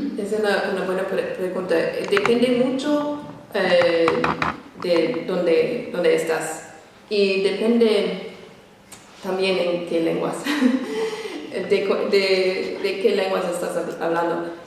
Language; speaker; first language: Spanish; non-native, fluent; English